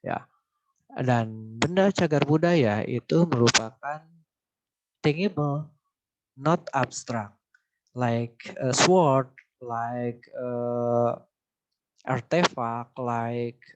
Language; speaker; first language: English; non-native, learner; Indonesian